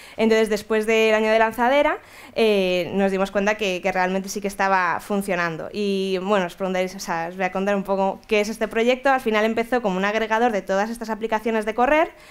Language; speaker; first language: Spanish; native; Spanish